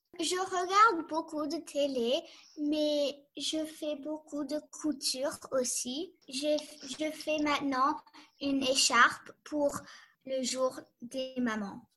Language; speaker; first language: French; non-native, learner; English